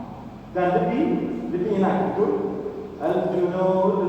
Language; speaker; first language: Indonesian; non-native, learner; Arabic